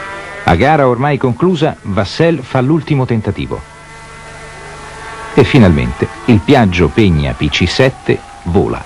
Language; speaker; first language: Italian; native; Italian